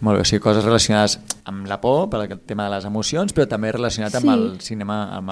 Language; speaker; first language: Catalan; native; Catalan